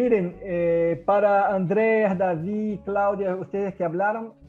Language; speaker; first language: Spanish; non-native, fluent; Portuguese